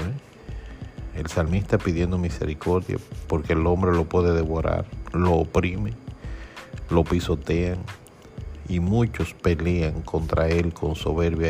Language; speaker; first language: Spanish; native; Spanish